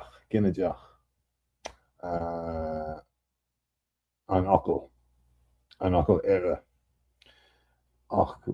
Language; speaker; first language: Irish; non-native, learner; English